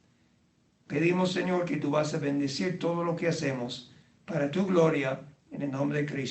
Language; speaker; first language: Spanish; non-native, fluent; English